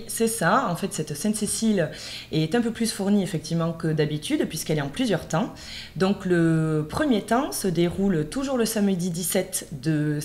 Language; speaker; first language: French; native; French